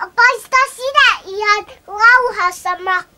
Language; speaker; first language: Finnish; early bilingual, other home language; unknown